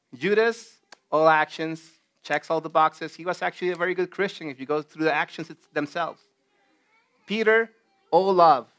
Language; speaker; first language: English; non-native, fluent; Spanish